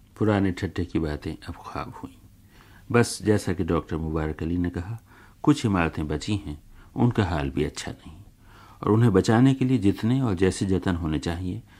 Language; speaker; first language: Urdu; native; Urdu